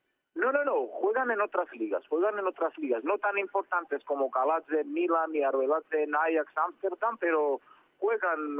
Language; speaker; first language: Spanish; non-native, fluent; Georgian